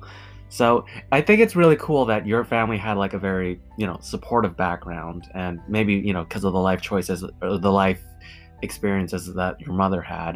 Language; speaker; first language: English; native; English